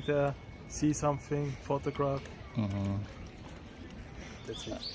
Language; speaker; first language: English; non-native, fluent; German